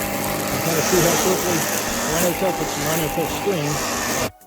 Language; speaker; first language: English; native; English